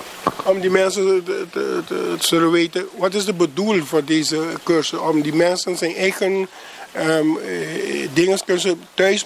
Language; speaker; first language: Dutch; non-native, local second language; Papiamento